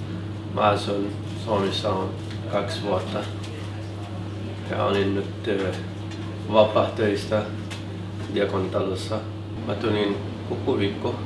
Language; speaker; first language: Finnish; non-native, learner; Arabic